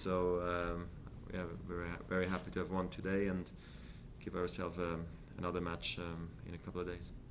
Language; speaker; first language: English; non-native, fluent; Swiss German